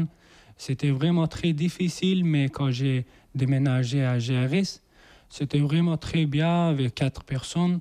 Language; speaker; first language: French; non-native, learner; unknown